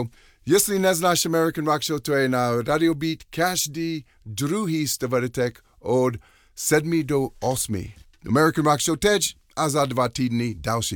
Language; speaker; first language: Czech; non-native, learner; English